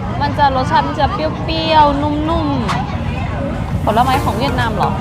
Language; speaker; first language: Thai; native; Thai